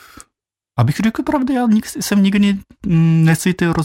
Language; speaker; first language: Czech; non-native, fluent; Japanese